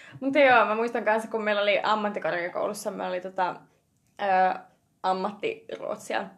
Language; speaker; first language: Finnish; native; Finnish